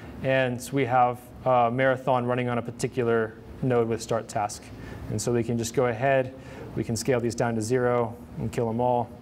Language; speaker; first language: English; native; English